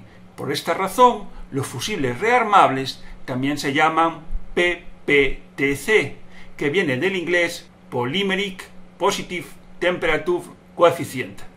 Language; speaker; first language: Spanish; native; Spanish